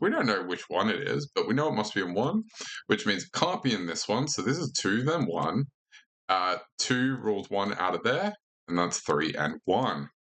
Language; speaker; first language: English; native; English